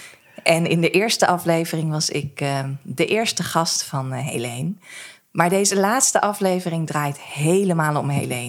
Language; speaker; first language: Dutch; native; Dutch